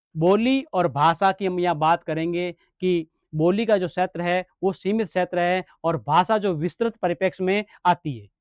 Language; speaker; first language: Hindi; native; Hindi